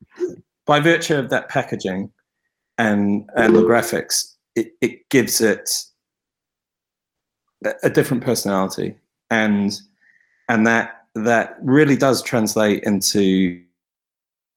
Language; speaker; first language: English; native; English